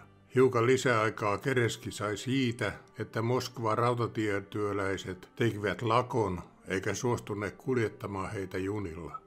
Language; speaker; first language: Finnish; native; Finnish